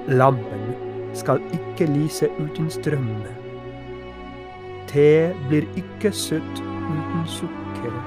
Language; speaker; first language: Norwegian; non-native, fluent; Polish